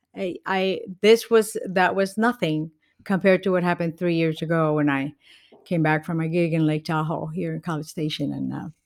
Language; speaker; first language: English; non-native, fluent; Spanish